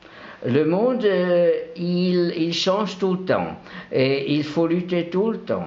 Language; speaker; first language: French; non-native, local second language; German